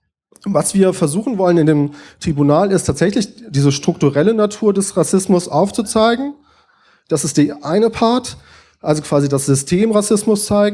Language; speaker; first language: German; native; German